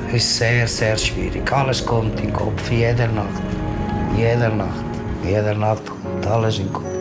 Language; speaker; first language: German; non-native, learner; Portuguese